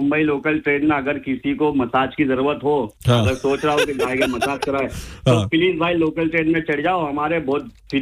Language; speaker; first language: Hindi; native; Hindi